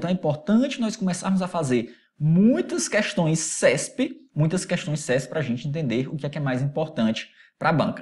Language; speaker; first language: Portuguese; native; Portuguese